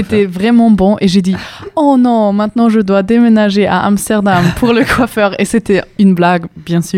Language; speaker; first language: French; non-native, fluent; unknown